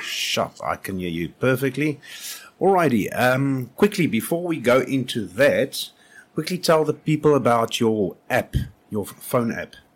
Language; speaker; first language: English; non-native, local second language; Afrikaans